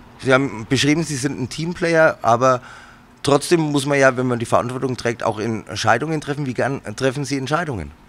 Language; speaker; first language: German; native; German